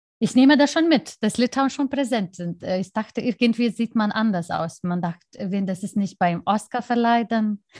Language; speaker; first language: German; non-native, learner; Lithuanian